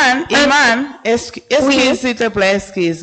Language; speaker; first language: French; non-native, fluent; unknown